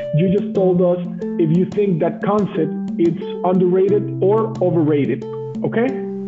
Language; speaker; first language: English; non-native, fluent; Spanish